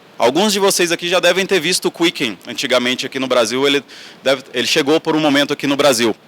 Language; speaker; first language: Portuguese; native; Portuguese